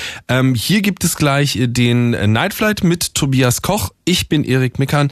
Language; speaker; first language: German; native; German